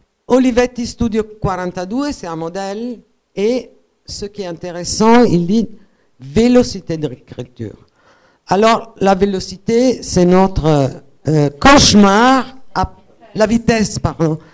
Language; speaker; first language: French; non-native, fluent; Italian